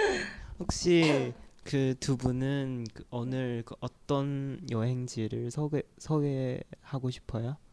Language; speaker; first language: Korean; non-native, learner; Chinese